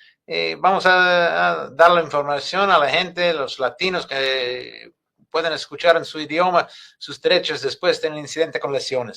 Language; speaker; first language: Spanish; non-native, fluent; English